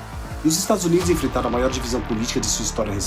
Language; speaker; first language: Portuguese; native; Portuguese